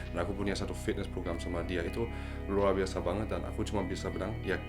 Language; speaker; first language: Indonesian; early bilingual, other home language; German